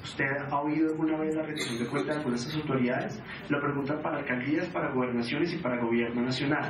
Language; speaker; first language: Spanish; native; Spanish